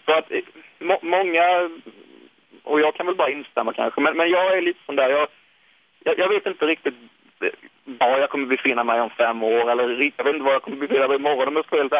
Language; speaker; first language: Swedish; native; Swedish